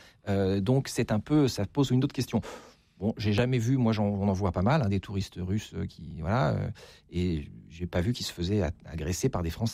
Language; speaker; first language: French; native; French